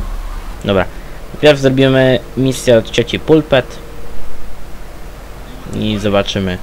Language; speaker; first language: Polish; native; Polish